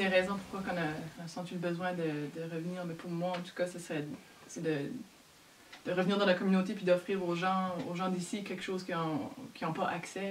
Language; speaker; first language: French; native; French